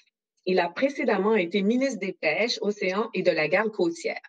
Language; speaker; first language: French; native; French